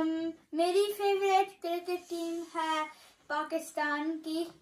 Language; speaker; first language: Hindi; early bilingual, heritage; Hindi